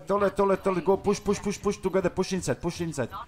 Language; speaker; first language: English; non-native, learner; Bosnian